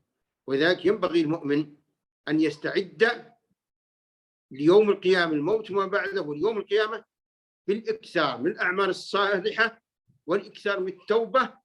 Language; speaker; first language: Arabic; native; Arabic